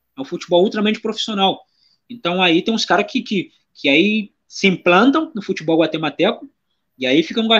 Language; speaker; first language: Portuguese; native; Portuguese